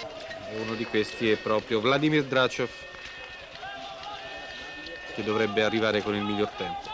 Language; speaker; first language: Italian; native; Italian